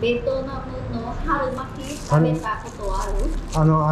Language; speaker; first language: Japanese; non-native, fluent; Vietnamese